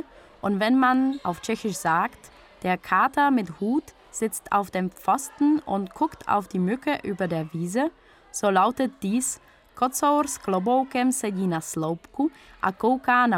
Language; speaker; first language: German; native; German